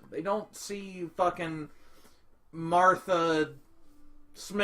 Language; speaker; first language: English; native; English